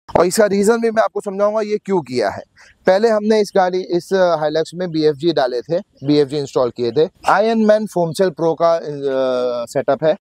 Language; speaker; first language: Hindi; native; Hindi